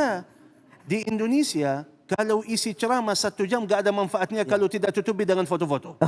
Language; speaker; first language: Indonesian; non-native, fluent; Arabic